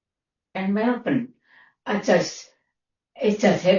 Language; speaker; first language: English; non-native, learner; Indonesian